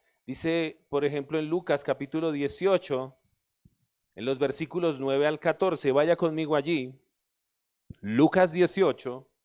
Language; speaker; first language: Spanish; native; Spanish